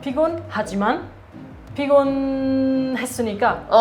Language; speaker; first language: Korean; non-native, learner; German